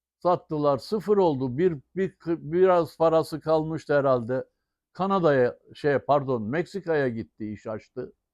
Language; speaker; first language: Turkish; native; Turkish